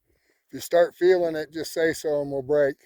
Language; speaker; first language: English; native; English